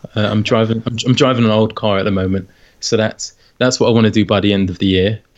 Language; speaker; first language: English; native; English